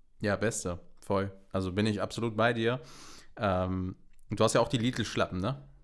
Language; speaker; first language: German; native; German